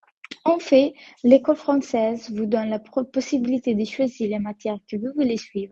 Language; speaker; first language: French; non-native, learner; Italian